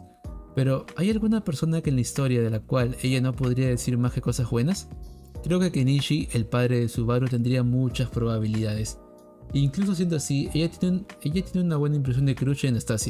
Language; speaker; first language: Spanish; native; Spanish